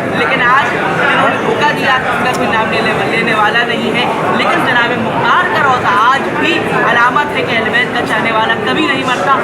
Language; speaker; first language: Urdu; native; Urdu